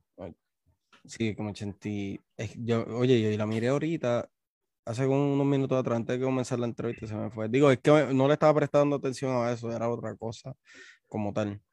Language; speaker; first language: Spanish; native; Spanish